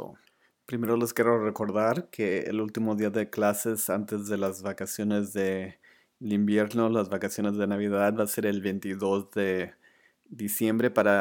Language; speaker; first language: Spanish; early bilingual, other home language; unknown